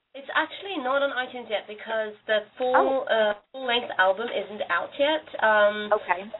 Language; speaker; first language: English; non-native, fluent; Norwegian